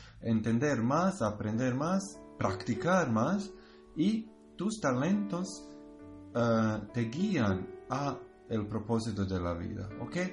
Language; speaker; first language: Spanish; non-native, learner; Croatian